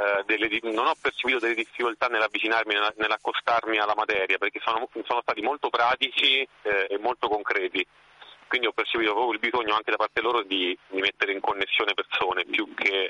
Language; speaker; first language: Italian; native; Italian